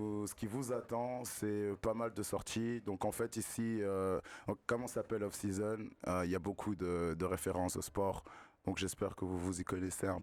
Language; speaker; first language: French; native; French